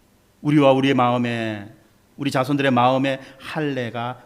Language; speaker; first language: Korean; native; Korean